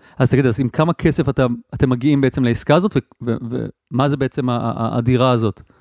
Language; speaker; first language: Hebrew; native; Hebrew